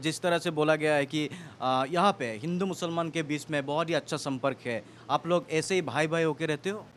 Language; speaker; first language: Hindi; non-native, local second language; Assamese